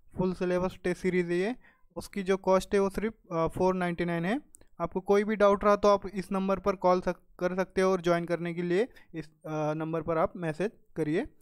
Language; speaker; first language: Hindi; non-native, local second language; Marathi